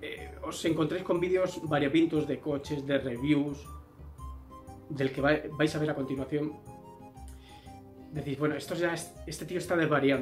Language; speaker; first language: Spanish; native; Spanish